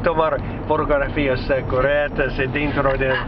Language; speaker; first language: Spanish; non-native, learner; Portuguese